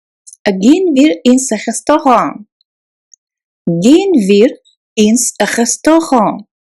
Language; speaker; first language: German; non-native, fluent; Russian